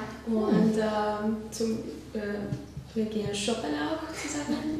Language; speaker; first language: German; non-native, learner; Hungarian